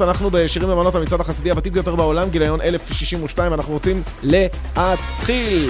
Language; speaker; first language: Hebrew; native; Hebrew